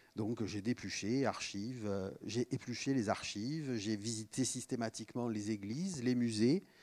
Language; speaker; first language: French; native; French